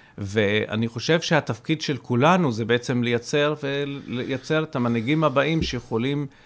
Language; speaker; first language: Hebrew; non-native, local second language; Arabic